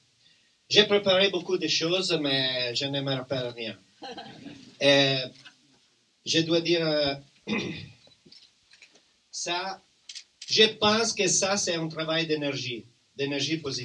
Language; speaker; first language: French; non-native, learner; Italian